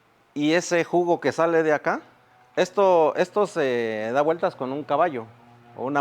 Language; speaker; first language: Spanish; native; Spanish